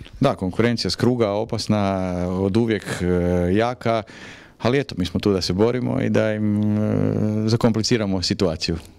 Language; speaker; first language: Croatian; native; Croatian